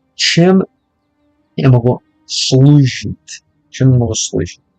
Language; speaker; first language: Russian; non-native, learner; English